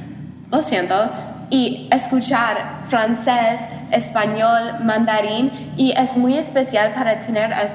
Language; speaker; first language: Spanish; non-native, learner; English